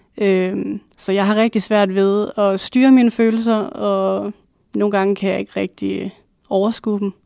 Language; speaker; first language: Danish; native; Danish